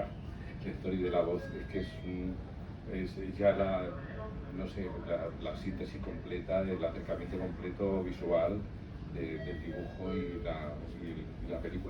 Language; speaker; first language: Spanish; native; Spanish